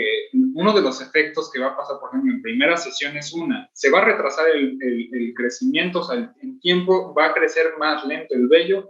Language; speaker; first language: Spanish; native; Spanish